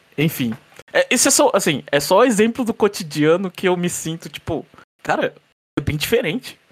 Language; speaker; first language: Portuguese; native; Portuguese